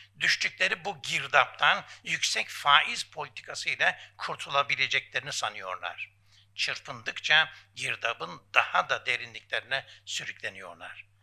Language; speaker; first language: Turkish; native; Turkish